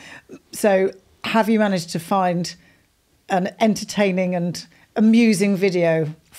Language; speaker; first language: English; native; English